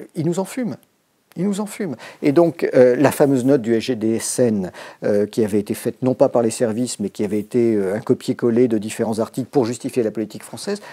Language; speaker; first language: French; native; French